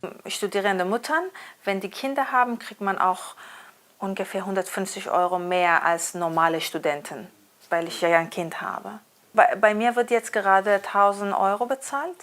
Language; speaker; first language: German; non-native, fluent; Korean